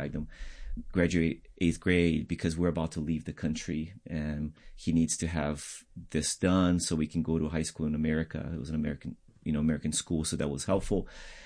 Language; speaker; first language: English; non-native, fluent; Portuguese